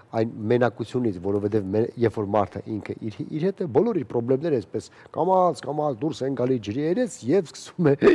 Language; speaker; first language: Armenian; native; Armenian